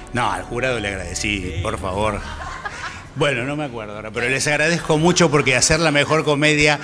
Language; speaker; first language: Spanish; native; Spanish